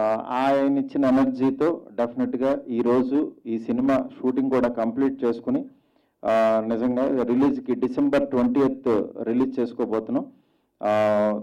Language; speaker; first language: Telugu; native; Telugu